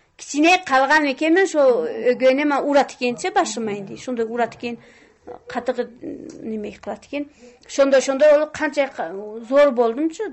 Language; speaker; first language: Kyrgyz; non-native, local second language; Tajik